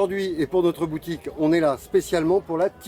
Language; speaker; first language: French; native; French